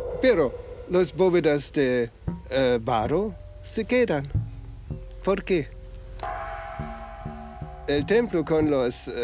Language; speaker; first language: Spanish; non-native, fluent; German